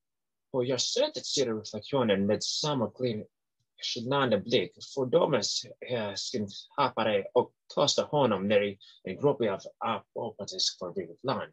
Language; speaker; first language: Swedish; non-native, learner; English